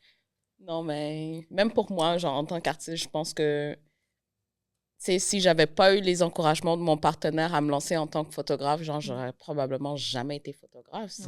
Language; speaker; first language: French; native; French